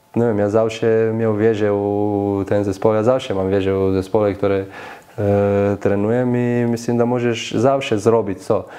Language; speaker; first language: Polish; non-native, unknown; Slovenian